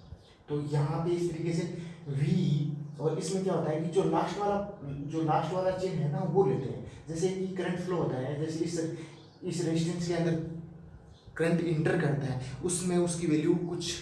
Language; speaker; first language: Hindi; native; Hindi